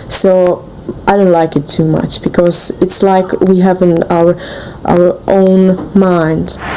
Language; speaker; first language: English; non-native, learner; Czech